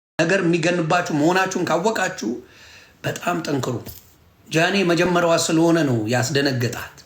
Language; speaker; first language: Amharic; native; Amharic